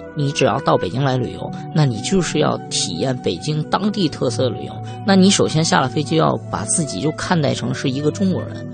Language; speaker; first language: Chinese; native; Chinese